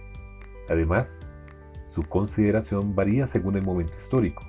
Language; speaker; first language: Spanish; native; Spanish